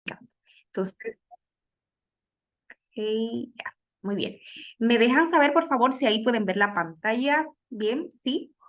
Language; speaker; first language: Spanish; native; Spanish